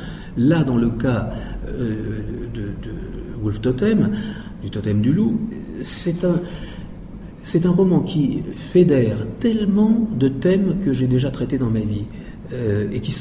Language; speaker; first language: French; native; French